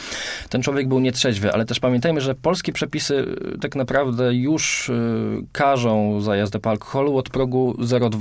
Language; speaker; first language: Polish; native; Polish